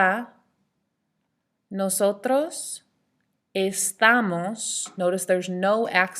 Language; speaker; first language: Spanish; non-native, fluent; English